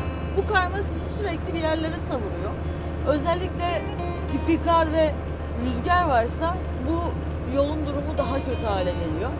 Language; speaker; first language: Turkish; native; Turkish